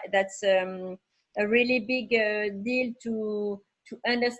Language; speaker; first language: English; non-native, learner; French